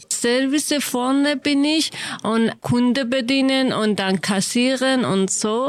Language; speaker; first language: German; non-native, learner; Kurdish